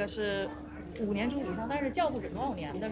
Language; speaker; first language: Chinese; native; Chinese